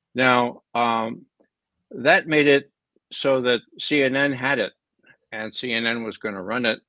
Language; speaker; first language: English; native; English